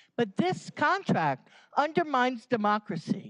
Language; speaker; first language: English; native; English